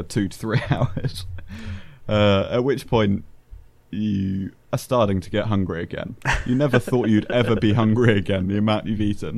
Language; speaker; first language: English; native; English